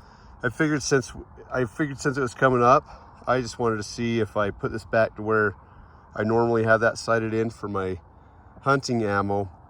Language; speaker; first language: English; native; English